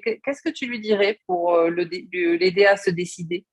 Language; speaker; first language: French; native; French